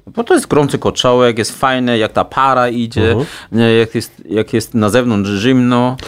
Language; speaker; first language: Polish; non-native, fluent; Chinese